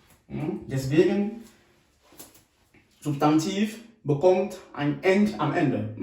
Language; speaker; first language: German; non-native, fluent; French